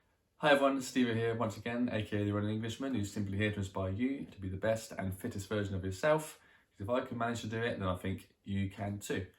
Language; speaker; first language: English; native; English